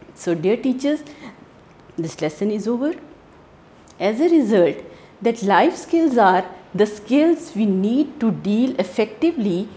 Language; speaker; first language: English; non-native, local second language; Hindi